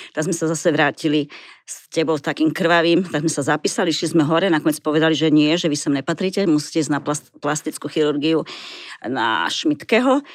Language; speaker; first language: Slovak; native; Slovak